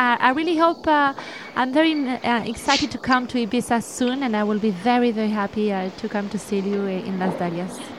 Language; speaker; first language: English; non-native, learner; French